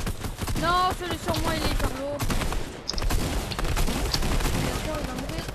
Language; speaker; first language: French; native; French